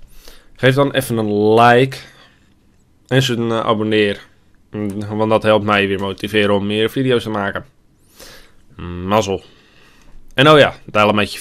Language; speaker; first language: Dutch; native; Dutch